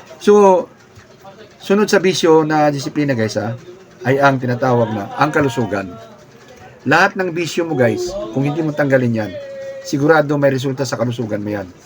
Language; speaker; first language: Filipino; non-native, local second language; Cebuano